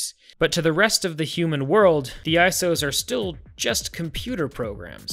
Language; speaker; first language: English; native; English